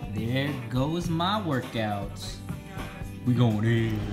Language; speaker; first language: English; native; English